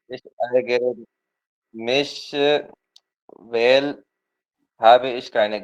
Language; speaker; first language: German; non-native, learner; Urdu